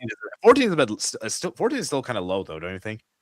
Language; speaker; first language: English; native; English